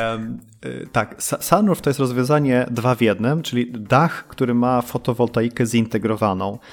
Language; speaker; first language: Polish; early bilingual, heritage; Polish